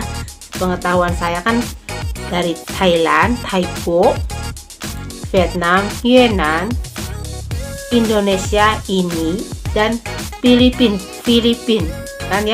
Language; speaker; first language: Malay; non-native, local second language; Javanese